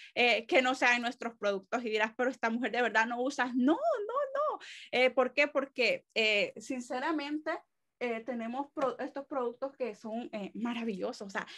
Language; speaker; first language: Spanish; native; Spanish